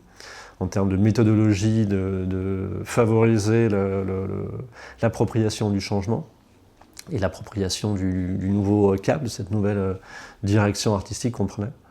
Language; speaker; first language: French; native; French